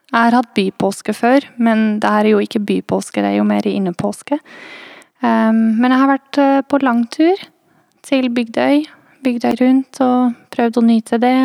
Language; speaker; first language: Norwegian; non-native, fluent; Dutch